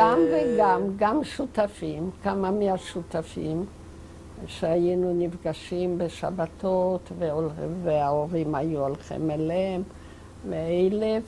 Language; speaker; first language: Hebrew; non-native, fluent; Yiddish